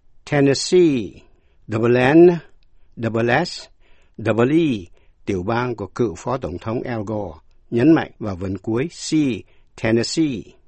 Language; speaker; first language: Vietnamese; native; Vietnamese